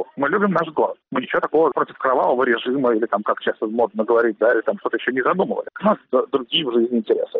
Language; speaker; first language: Russian; native; Russian